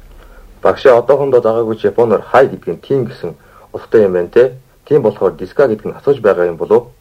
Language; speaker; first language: Mongolian; native; Mongolian